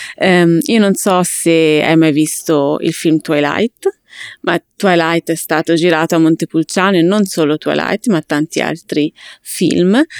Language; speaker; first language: Italian; native; Italian